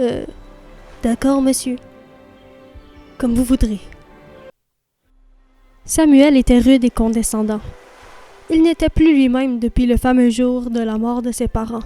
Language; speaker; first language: French; native; French